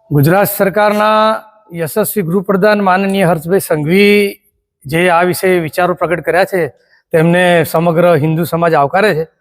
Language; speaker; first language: Gujarati; native; Gujarati